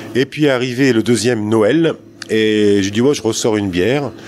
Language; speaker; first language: French; native; French